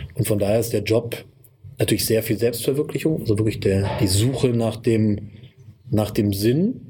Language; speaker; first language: German; native; German